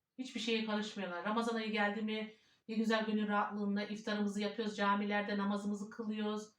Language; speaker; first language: Turkish; early bilingual, heritage; Turkish